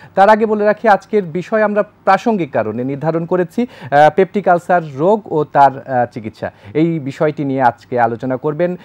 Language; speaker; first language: Bangla; native; Bangla